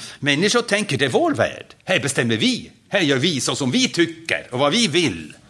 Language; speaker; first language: Swedish; non-native, fluent; German